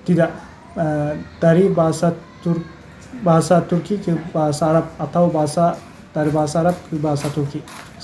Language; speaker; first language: Indonesian; non-native, learner; Turkish